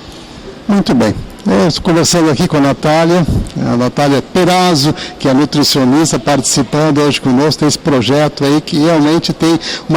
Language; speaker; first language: Portuguese; native; Portuguese